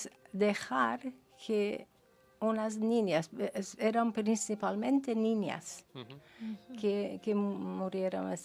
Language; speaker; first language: Spanish; non-native, fluent; Persian